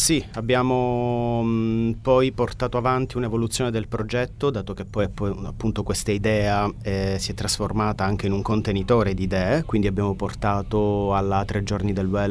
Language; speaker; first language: Italian; native; Italian